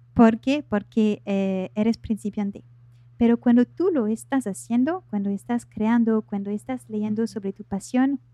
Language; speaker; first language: Spanish; non-native, fluent; French